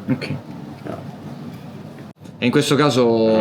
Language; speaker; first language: Italian; native; Italian